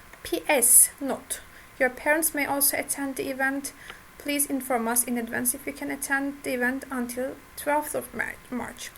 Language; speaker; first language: English; non-native, fluent; Turkish